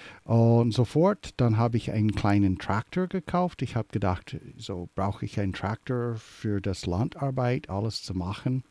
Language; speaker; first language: German; early bilingual, heritage; English